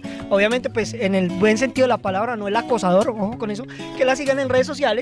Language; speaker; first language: Spanish; native; Spanish